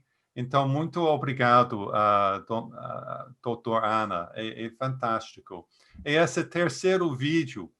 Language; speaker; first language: Portuguese; non-native, fluent; English